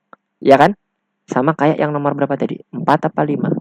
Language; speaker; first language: Indonesian; native; Indonesian